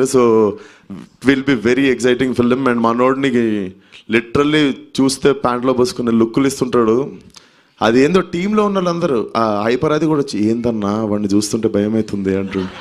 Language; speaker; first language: Telugu; native; Telugu